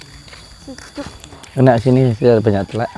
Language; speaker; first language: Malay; non-native, local second language; Javanese